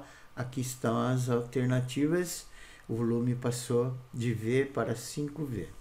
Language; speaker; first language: Portuguese; native; Portuguese